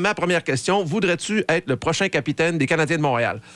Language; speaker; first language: French; native; French